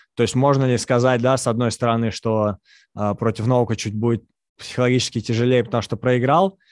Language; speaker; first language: Russian; native; Russian